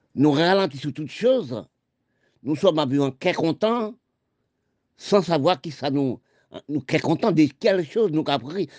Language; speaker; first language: French; non-native, local second language; Haitian Creole